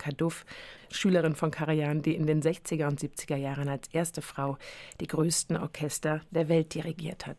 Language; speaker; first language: German; native; German